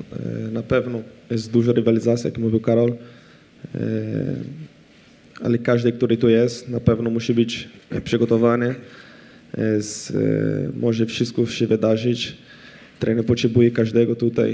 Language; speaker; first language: Polish; non-native, fluent; Portuguese